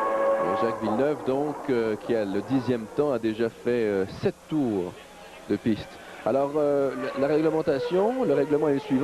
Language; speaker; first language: French; native; French